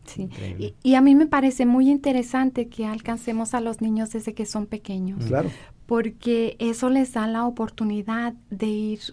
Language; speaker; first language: Spanish; native; Spanish